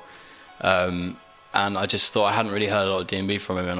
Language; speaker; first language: English; native; English